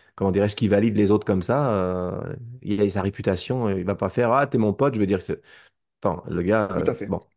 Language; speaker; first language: French; native; French